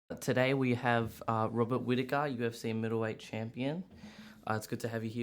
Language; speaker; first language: English; native; English